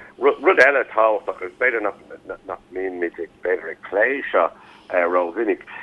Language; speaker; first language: Irish; non-native, local second language; English